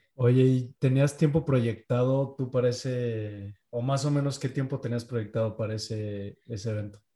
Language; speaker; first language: Spanish; native; Spanish